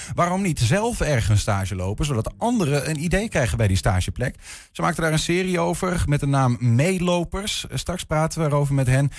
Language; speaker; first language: Dutch; native; Dutch